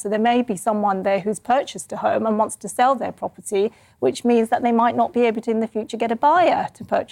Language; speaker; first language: English; native; English